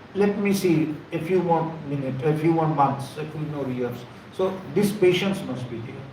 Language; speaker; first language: English; non-native, local second language; Bangla